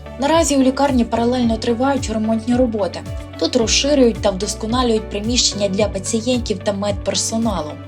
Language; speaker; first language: Ukrainian; native; Ukrainian